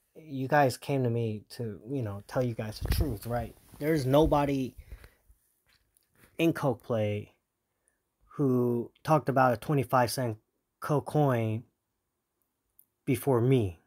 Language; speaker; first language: English; early bilingual, other home language; Korean